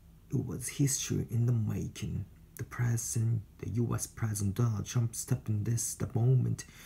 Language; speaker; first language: English; non-native, fluent; Japanese